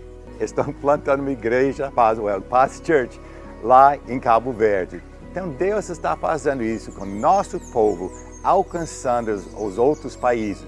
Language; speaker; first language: Portuguese; non-native, fluent; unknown